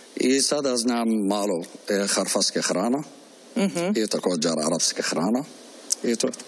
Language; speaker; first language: Serbian; non-native, learner; Arabic